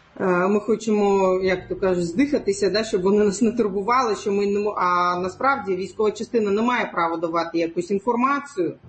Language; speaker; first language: Ukrainian; non-native, local second language; Crimean Tatar